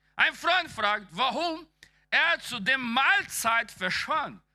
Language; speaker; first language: German; non-native, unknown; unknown